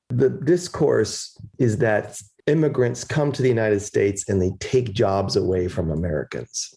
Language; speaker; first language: English; early bilingual, other home language; German